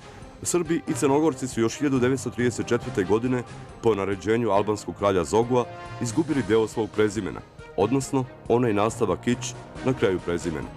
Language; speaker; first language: Bosnian; native; Bosnian